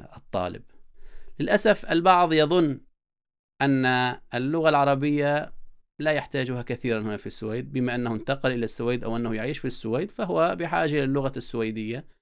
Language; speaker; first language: Arabic; native; Arabic